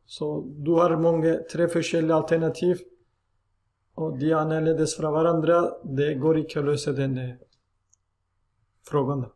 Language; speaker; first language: Norwegian; non-native, learner; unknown